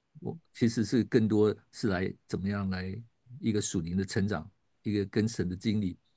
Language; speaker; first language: Chinese; native; Chinese